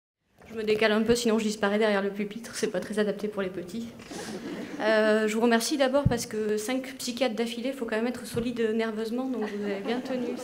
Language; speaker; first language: French; native; French